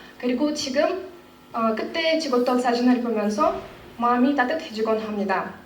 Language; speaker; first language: Korean; non-native, fluent; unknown